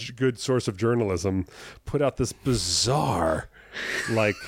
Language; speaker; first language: English; native; English